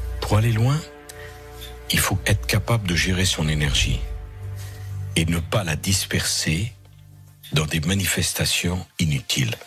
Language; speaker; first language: French; native; French